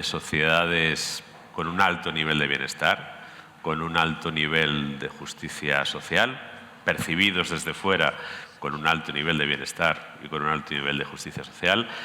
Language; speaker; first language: Spanish; native; Spanish